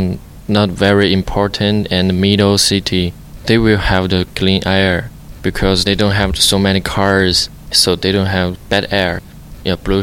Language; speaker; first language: English; non-native, learner; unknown